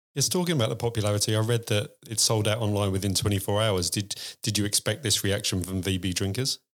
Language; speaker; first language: English; native; English